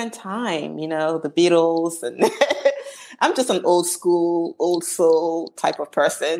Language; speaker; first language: English; non-native, local second language; Igbo